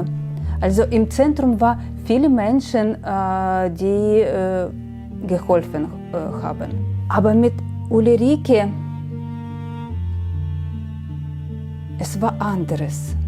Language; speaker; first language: German; non-native, learner; Ukrainian